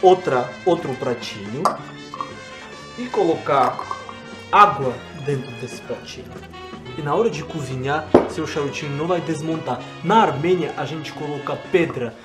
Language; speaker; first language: Portuguese; non-native, fluent; Armenian